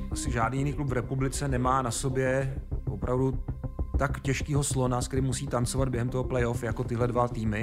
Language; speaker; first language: Czech; native; Czech